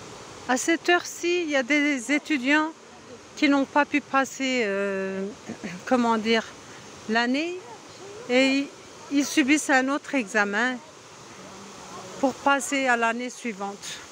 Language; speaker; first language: French; non-native, fluent; Turkish